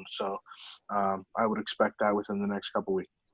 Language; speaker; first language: English; native; English